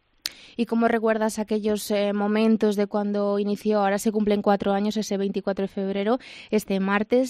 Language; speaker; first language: Spanish; native; Spanish